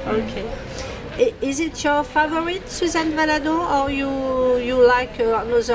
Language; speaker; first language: English; non-native, learner; French